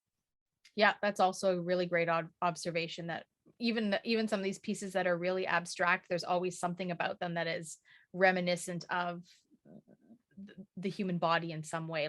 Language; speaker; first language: English; native; English